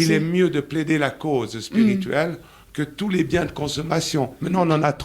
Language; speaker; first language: French; native; French